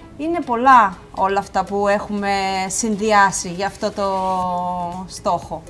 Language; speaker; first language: Greek; native; Greek